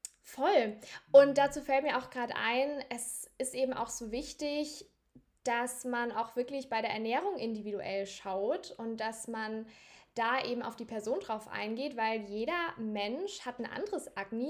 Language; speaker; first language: German; native; German